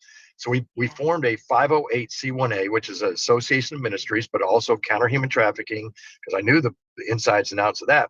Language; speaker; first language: English; native; English